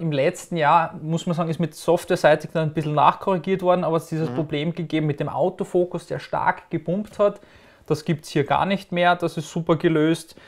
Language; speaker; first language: German; native; German